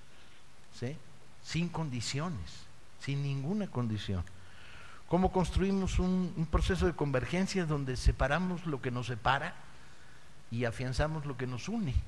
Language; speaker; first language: Spanish; native; Spanish